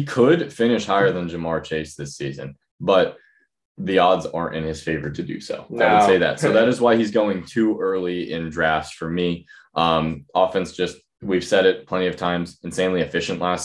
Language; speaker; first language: English; native; English